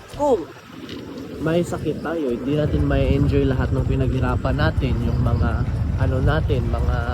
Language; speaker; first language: Filipino; non-native, local second language; Cebuano